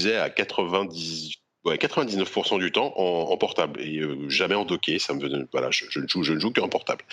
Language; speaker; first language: French; native; French